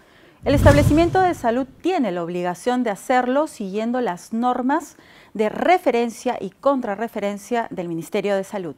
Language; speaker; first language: Spanish; native; Spanish